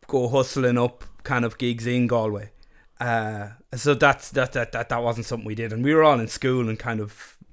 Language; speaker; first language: English; native; English